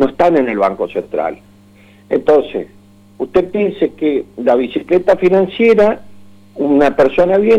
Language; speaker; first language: Spanish; native; Spanish